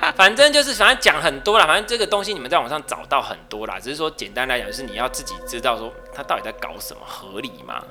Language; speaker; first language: Chinese; non-native, local second language; Min Nan Chinese